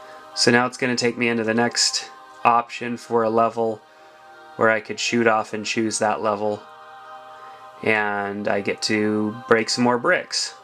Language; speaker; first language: English; native; English